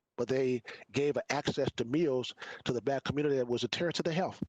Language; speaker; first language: English; native; English